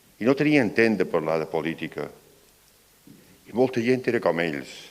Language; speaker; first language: Catalan; native; Catalan